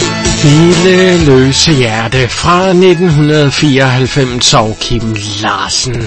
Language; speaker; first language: Danish; native; Danish